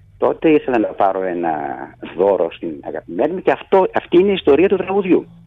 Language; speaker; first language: Greek; native; Greek